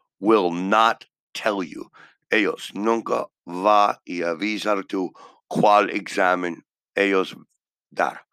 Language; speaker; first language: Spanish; non-native, learner; English